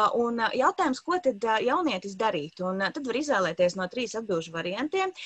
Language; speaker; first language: Latvian; native; Latvian